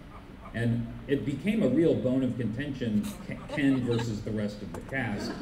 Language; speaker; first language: English; native; English